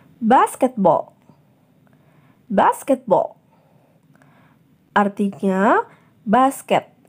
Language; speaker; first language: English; non-native, fluent; Indonesian